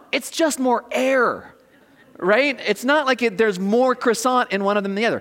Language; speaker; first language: English; native; English